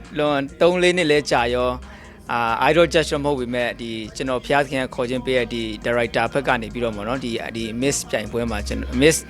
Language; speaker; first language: Burmese; non-native, local second language; Tedim Chin